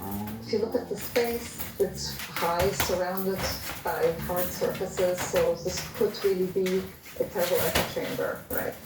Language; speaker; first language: English; non-native, fluent; Italian